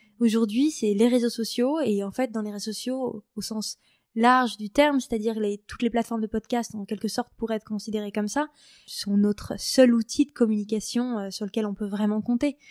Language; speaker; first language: French; native; French